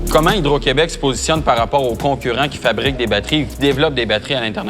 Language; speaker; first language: French; native; French